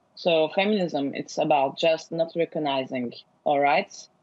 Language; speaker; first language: English; non-native, learner; Turkish